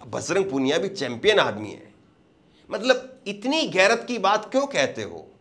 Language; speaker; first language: Hindi; native; Hindi